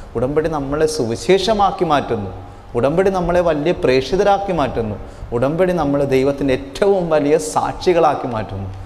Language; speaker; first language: Malayalam; native; Malayalam